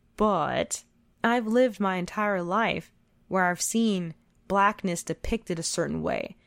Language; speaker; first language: English; native; English